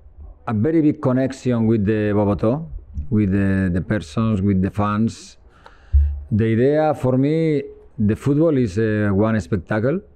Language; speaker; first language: English; non-native, learner; Spanish